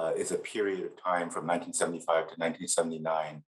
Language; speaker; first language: English; native; English